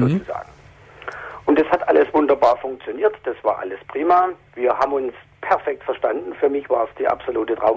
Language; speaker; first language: German; native; German